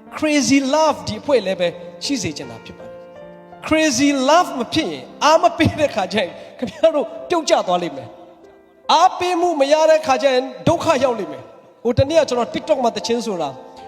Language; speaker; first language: Burmese; non-native, local second language; Tedim Chin